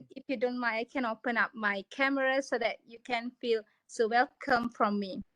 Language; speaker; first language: English; non-native, local second language; Malay